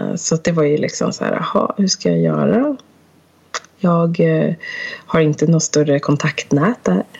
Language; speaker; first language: Swedish; early bilingual, other home language; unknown